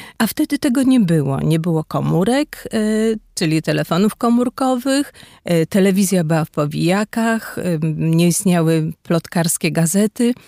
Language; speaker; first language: Polish; native; Polish